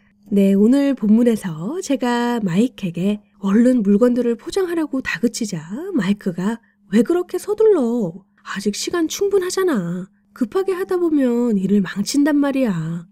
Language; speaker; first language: Korean; early bilingual, heritage; Korean